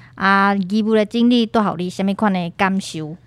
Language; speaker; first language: Min Nan Chinese; non-native, local second language; Chinese